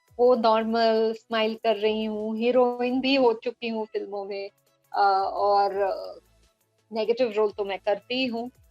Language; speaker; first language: Hindi; non-native, local second language; Bangla